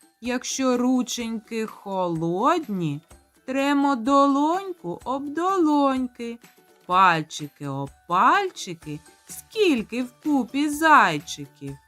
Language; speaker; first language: Ukrainian; native; Ukrainian